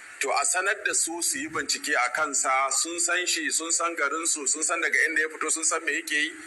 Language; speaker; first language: Hausa; native; Hausa